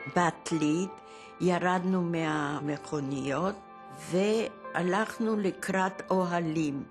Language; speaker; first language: Hebrew; early bilingual, other home language; Polish